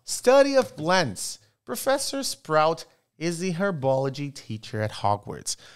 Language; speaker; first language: English; non-native, fluent; Portuguese